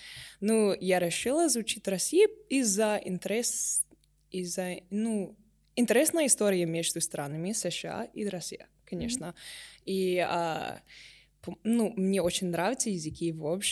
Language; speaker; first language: Russian; non-native, learner; English